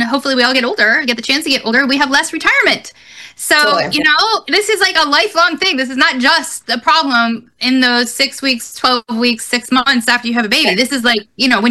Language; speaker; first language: English; native; English